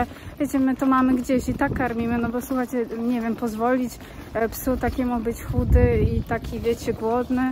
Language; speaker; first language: Polish; native; Polish